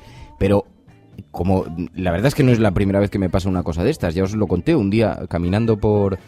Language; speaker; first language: Spanish; native; Spanish